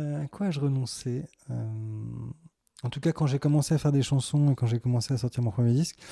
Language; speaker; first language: French; native; French